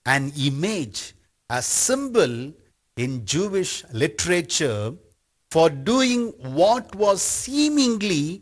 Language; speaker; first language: English; non-native, local second language; Tamil